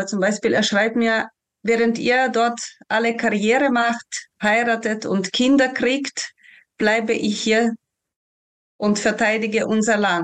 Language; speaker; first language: German; non-native, fluent; Ukrainian